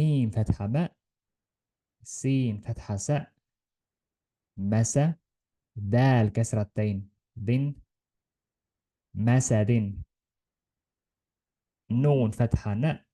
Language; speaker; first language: Arabic; non-native, learner; Estonian